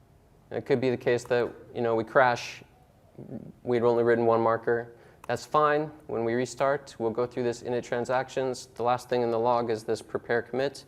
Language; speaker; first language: English; native; English